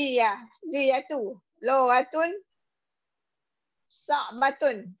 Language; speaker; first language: Arabic; non-native, learner; Malay